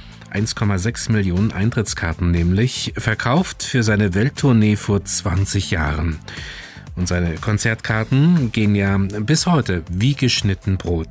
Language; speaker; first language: German; native; German